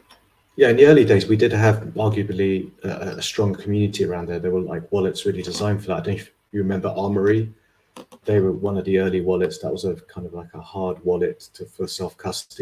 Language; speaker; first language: English; native; English